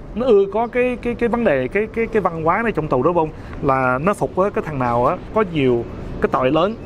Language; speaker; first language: Vietnamese; early bilingual, heritage; Vietnamese